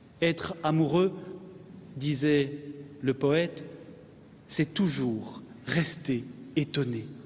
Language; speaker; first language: French; native; French